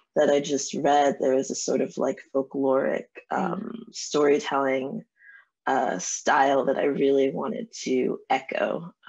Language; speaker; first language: English; native; English